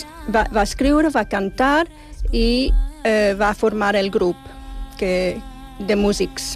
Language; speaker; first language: Catalan; non-native, fluent; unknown